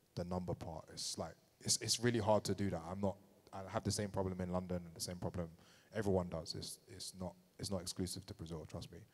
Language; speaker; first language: English; native; English